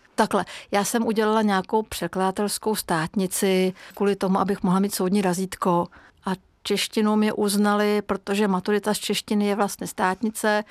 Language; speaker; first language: Czech; non-native, fluent; Hungarian